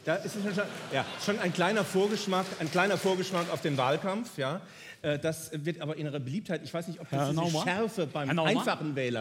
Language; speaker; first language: German; native; German